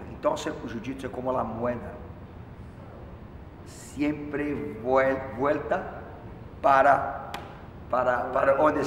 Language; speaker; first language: Spanish; non-native, fluent; Portuguese